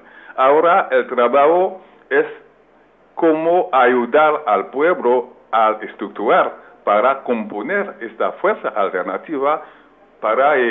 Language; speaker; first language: Spanish; non-native, fluent; French